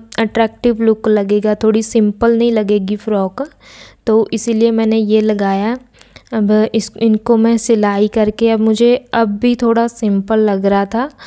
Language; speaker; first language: Hindi; non-native, local second language; Punjabi